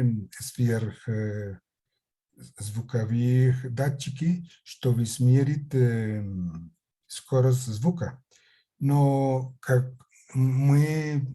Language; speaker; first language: Russian; non-native, fluent; Spanish